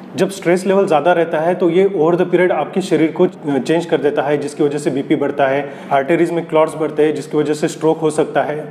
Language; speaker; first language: Hindi; non-native, local second language; Marathi